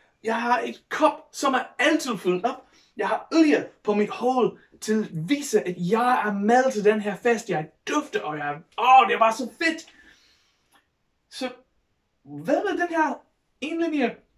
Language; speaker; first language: Danish; non-native, fluent; English